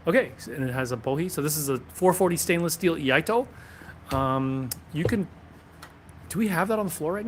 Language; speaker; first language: English; native; English